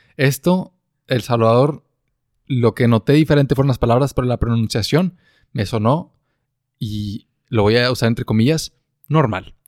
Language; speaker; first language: Spanish; native; Spanish